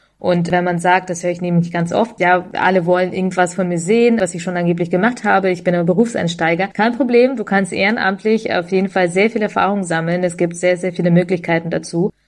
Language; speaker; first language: German; early bilingual, other home language; Russian